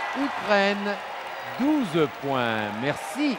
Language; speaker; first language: French; non-native, fluent; Turkish